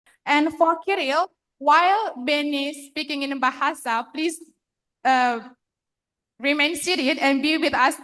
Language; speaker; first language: English; non-native, fluent; Indonesian